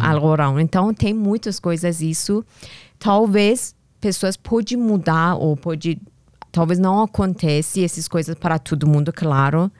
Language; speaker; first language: Portuguese; non-native, learner; Persian